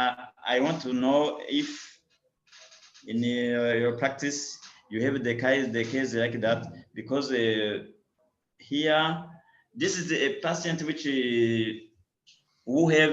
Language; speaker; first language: English; non-native, learner; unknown